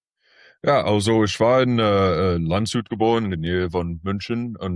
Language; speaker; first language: German; early bilingual, heritage; English